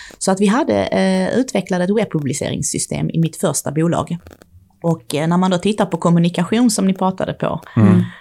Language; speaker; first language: Swedish; early bilingual, other home language; Czech